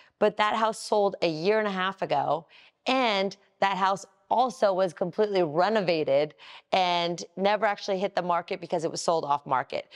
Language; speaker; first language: English; native; English